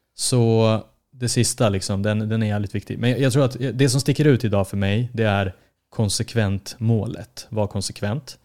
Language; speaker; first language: Swedish; early bilingual, other home language; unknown